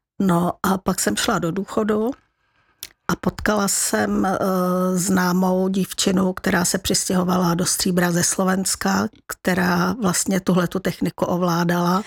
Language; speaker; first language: Czech; native; Czech